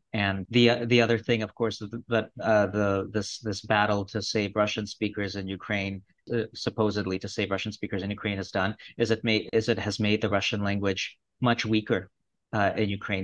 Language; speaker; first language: English; early bilingual, other home language; Russian